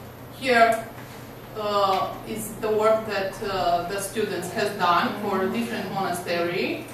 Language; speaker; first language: English; non-native, learner; Romanian